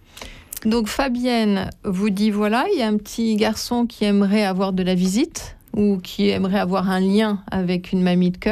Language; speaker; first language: French; native; French